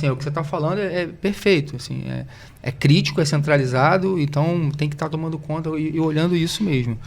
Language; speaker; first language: Portuguese; native; Portuguese